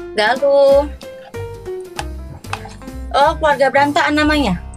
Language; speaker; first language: Indonesian; native; Indonesian